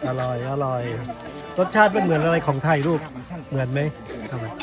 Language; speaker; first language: Thai; native; Thai